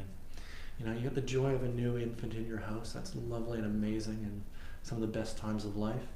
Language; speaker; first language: English; native; English